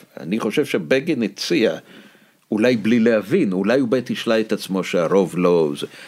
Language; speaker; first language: Hebrew; non-native, fluent; Russian